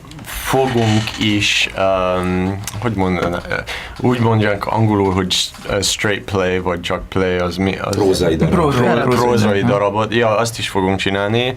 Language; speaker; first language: Hungarian; non-native, learner; English